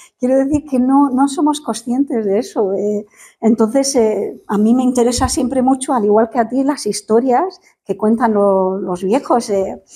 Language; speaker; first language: Spanish; non-native, fluent; English